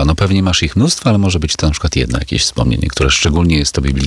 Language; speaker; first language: Polish; native; Polish